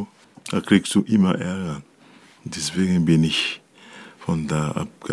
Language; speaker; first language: German; non-native, learner; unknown